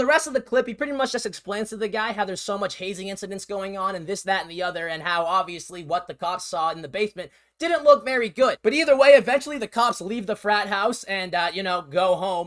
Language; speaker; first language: English; native; English